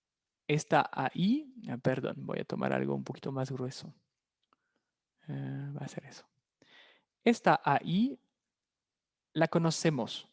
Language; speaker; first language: Spanish; non-native, fluent; French